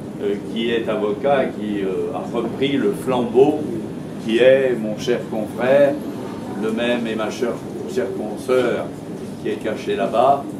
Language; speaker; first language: French; native; French